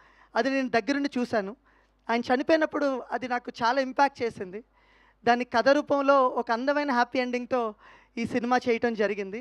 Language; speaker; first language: Telugu; native; Telugu